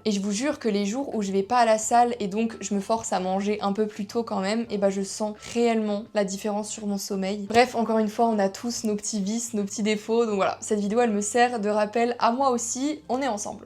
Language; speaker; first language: French; native; French